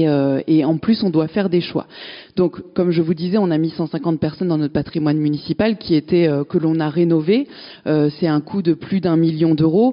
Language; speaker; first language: French; native; French